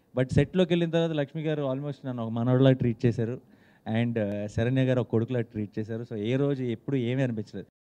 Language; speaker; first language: Telugu; native; Telugu